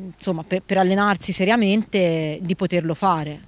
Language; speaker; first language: Italian; native; Italian